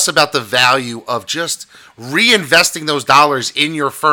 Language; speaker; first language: English; native; English